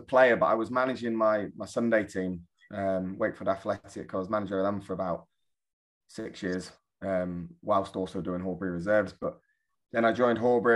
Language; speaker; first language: English; native; English